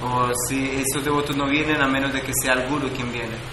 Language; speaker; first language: Spanish; native; Spanish